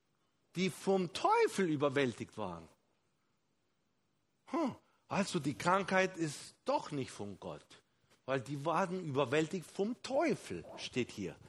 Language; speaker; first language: German; non-native, fluent; Spanish